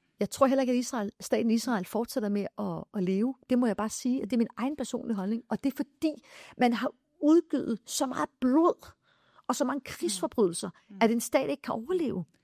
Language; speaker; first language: Danish; early bilingual, other home language; Arabic